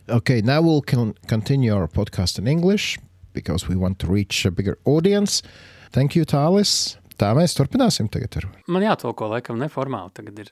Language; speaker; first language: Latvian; native; Latvian